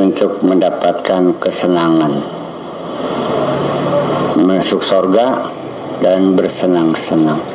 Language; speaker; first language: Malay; non-native, local second language; Javanese